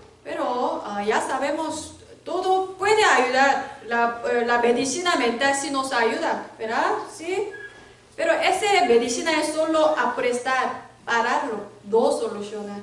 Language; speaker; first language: Spanish; non-native, learner; Korean